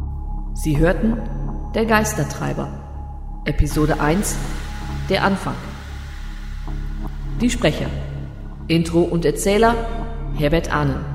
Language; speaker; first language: German; native; German